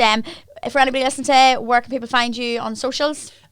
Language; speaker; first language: English; native; English